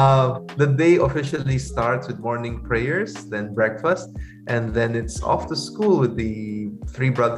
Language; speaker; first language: English; non-native, local second language; Pampanga